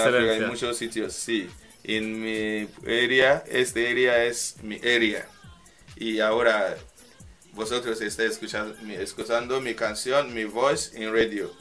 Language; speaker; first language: Spanish; non-native, learner; English